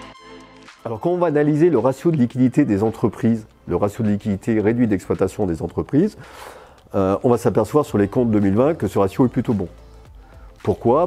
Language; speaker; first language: French; native; French